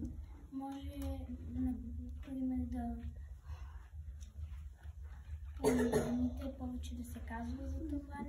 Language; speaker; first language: Bulgarian; early bilingual, heritage; Bulgarian